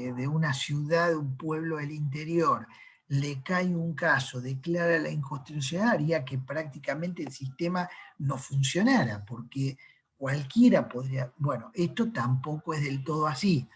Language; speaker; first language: Spanish; native; Spanish